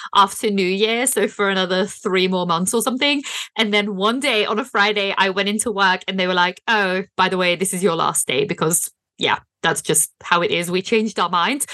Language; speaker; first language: English; non-native, fluent; Dutch